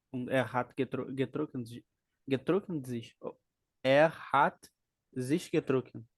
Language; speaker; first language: German; non-native, learner; Portuguese